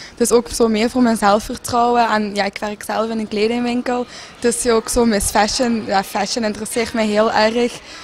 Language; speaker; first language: Dutch; native; Dutch